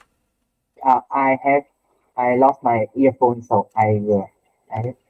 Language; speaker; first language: English; non-native, learner; Vietnamese